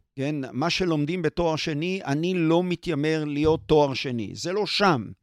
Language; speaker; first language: Hebrew; native; Hebrew